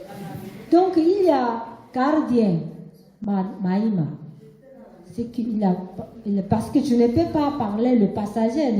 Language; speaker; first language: French; non-native, learner; Korean